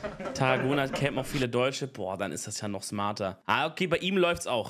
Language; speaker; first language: German; native; German